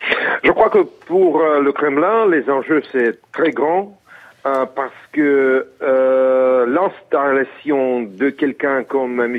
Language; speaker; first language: French; non-native, fluent; Russian